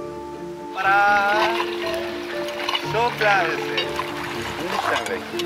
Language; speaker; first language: German; non-native, learner; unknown